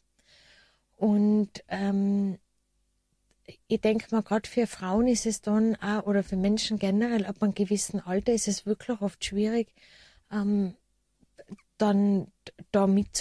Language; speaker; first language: German; native; German